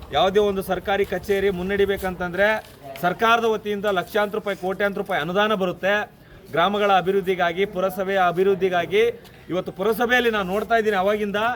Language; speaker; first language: Kannada; native; Kannada